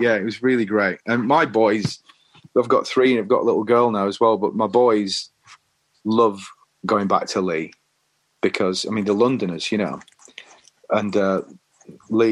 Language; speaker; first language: English; native; English